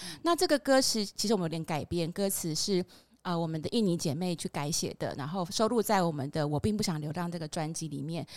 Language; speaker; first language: Chinese; non-native, fluent; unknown